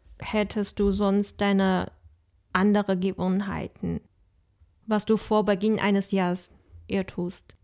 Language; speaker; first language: German; non-native, fluent; Chinese